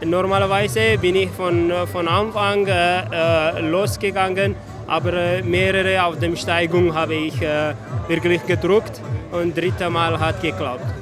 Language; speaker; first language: German; non-native, learner; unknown